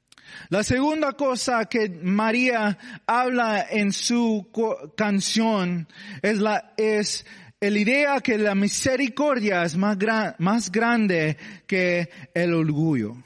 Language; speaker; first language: Spanish; non-native, learner; English